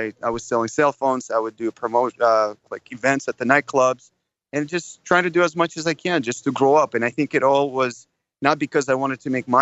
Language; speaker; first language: English; non-native, fluent; Russian